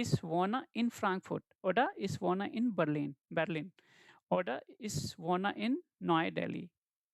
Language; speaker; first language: German; non-native, fluent; Hindi